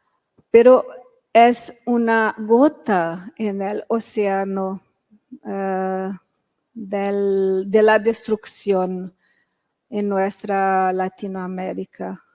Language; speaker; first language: Spanish; non-native, fluent; Portuguese